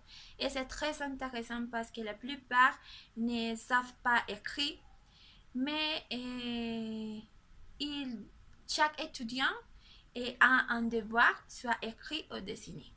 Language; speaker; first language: French; non-native, learner; Spanish